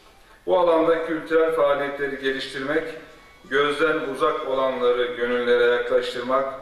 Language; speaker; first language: Turkish; native; Turkish